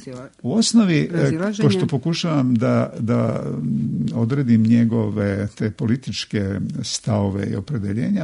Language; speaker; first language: Serbian; native; Serbian